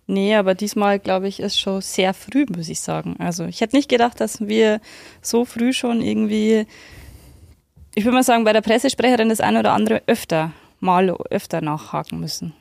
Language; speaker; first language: German; native; German